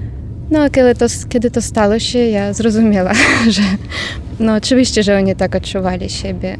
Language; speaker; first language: Polish; non-native, learner; Ukrainian